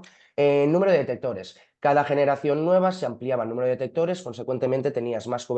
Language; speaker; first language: Spanish; native; Spanish